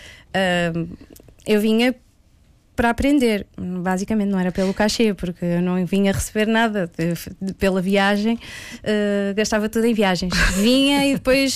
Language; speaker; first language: Portuguese; native; Portuguese